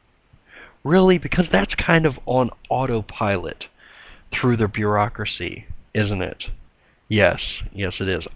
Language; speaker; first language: English; native; English